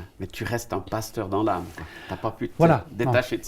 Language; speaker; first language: French; native; French